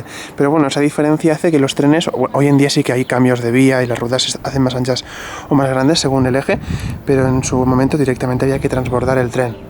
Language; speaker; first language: Spanish; native; Spanish